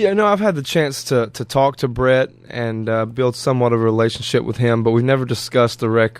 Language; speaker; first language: English; native; English